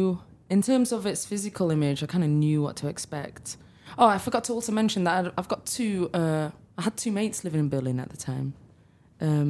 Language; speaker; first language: English; native; English